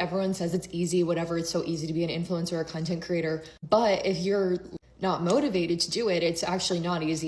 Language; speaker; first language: English; native; English